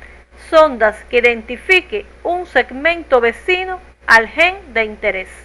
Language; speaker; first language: Spanish; native; Spanish